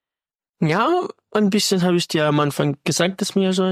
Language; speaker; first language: German; non-native, fluent; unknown